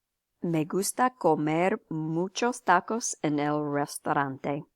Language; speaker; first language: Spanish; non-native, fluent; English